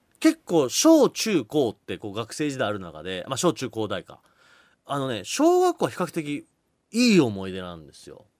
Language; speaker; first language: Japanese; native; Japanese